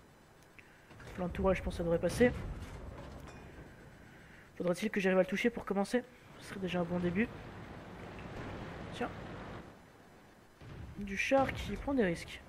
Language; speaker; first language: French; native; French